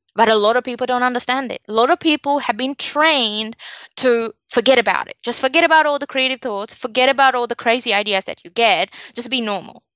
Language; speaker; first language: English; non-native, local second language; Sinhala